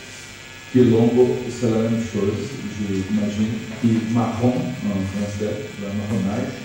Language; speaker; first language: French; non-native, learner; Portuguese